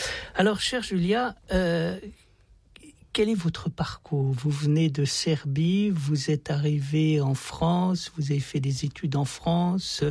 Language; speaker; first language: French; native; French